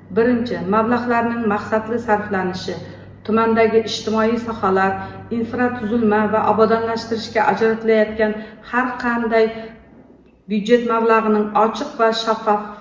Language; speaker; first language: Uzbek; non-native, local second language; Kara-Kalpak